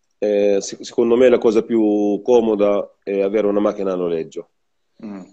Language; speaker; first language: Italian; non-native, fluent; Arabic